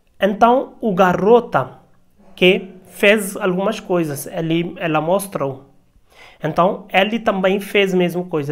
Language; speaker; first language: Portuguese; non-native, learner; Hindi